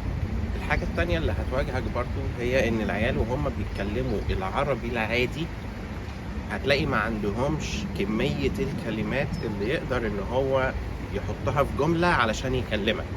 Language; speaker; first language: Arabic; native; Arabic